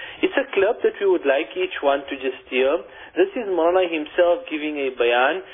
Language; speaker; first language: English; native; English